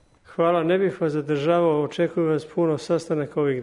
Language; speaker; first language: Serbian; native; Serbian